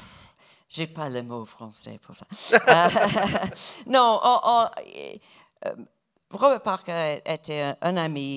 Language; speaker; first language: French; non-native, fluent; English